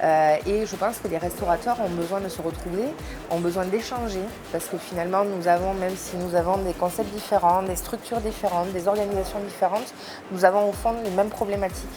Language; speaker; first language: French; native; French